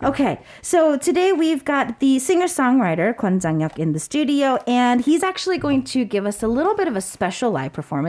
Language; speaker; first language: English; early bilingual, other home language; Korean